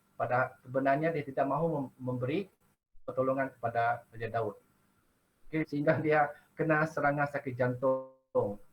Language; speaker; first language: Malay; non-native, local second language; Iban